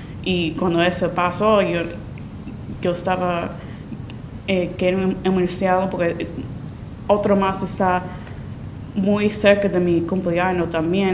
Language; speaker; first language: Spanish; early bilingual, heritage; Spanish